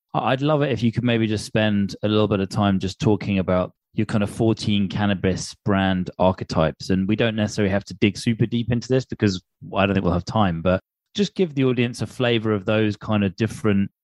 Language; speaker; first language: English; native; English